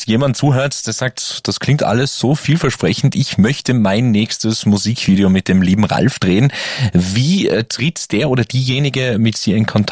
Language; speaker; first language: German; native; German